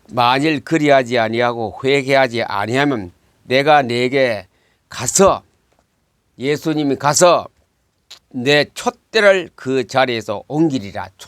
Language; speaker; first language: Korean; native; Korean